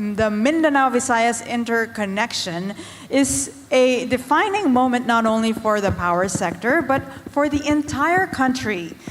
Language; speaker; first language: English; non-native, local second language; Filipino